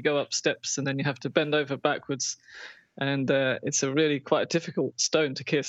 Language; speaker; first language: English; native; English